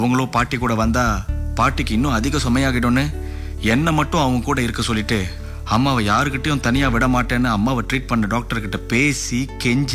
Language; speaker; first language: Tamil; early bilingual, heritage; Tamil